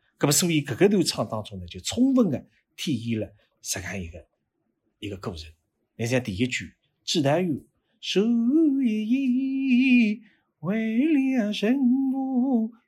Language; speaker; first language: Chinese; native; Chinese